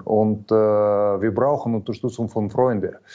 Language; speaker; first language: German; non-native, learner; Ukrainian